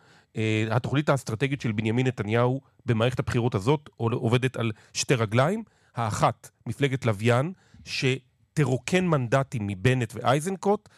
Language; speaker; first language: Hebrew; native; Hebrew